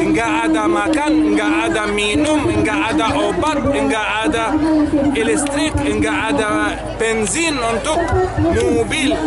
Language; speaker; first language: Indonesian; non-native, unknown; Arabic